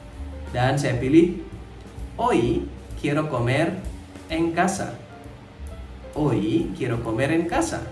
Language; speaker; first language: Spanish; non-native, fluent; Indonesian